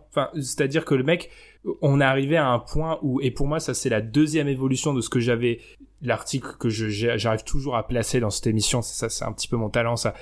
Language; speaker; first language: French; native; French